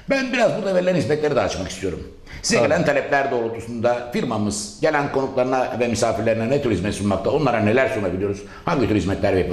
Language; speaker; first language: Turkish; native; Turkish